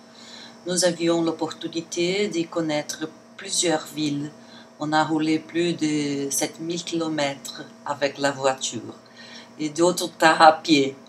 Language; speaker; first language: French; non-native, learner; Portuguese